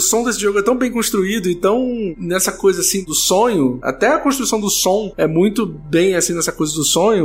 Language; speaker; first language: Portuguese; native; Portuguese